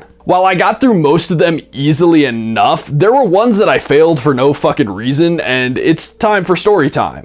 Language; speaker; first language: English; native; English